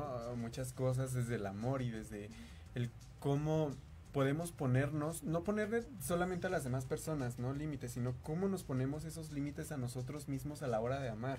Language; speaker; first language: Spanish; native; Spanish